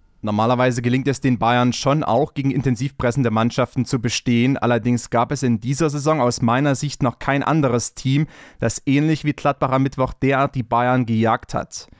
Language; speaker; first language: German; native; German